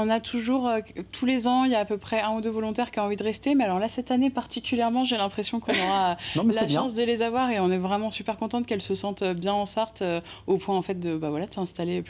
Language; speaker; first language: French; native; French